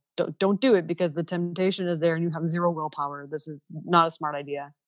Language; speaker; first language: English; non-native, fluent; Ukrainian